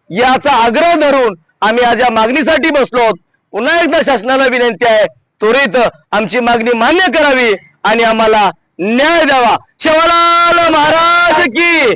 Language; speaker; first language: Marathi; non-native, local second language; Lambadi